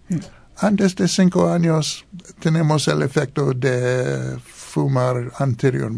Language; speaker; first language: Spanish; non-native, learner; English